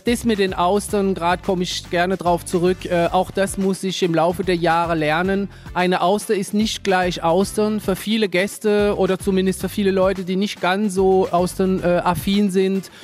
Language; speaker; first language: German; non-native, local second language; French